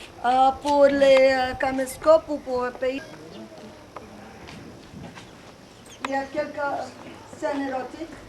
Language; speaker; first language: French; non-native, fluent; Hindi